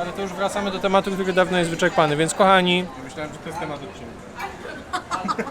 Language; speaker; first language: Polish; native; Polish